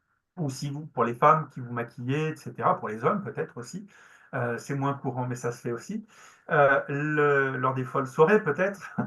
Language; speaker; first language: French; native; French